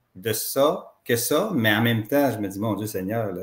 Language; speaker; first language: French; native; French